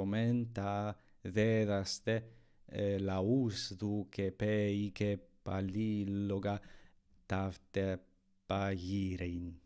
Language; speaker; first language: Greek; non-native, learner; English